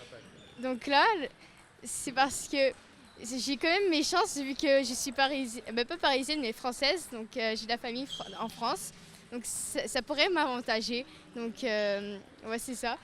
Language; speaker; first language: French; native; French